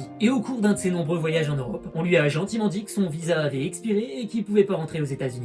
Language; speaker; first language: French; native; French